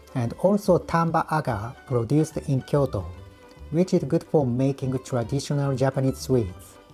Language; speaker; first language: English; non-native, fluent; Japanese